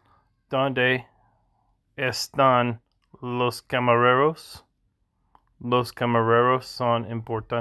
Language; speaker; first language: Spanish; non-native, learner; English